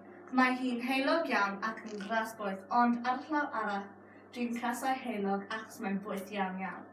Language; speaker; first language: Welsh; non-native, local second language; English